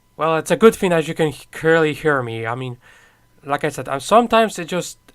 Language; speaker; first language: English; non-native, fluent; Polish